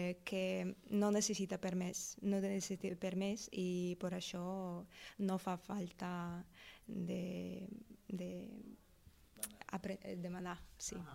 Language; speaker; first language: Catalan; non-native, learner; Russian